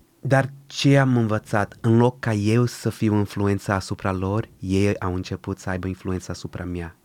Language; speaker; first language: Romanian; early bilingual, other home language; Portuguese